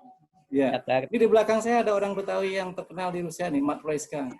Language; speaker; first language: Indonesian; native; Indonesian